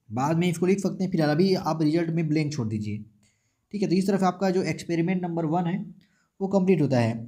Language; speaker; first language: Hindi; native; Hindi